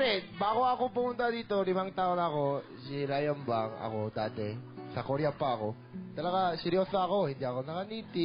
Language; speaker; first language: Filipino; non-native, learner; Korean